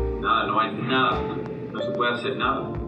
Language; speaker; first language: Spanish; early bilingual, heritage; English